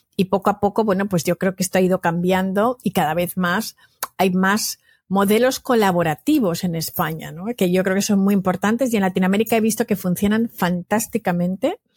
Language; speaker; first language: Spanish; native; Spanish